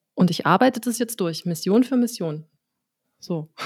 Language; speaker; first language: German; native; German